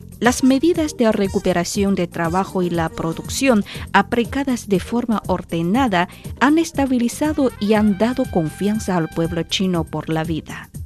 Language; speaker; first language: Spanish; non-native, fluent; Chinese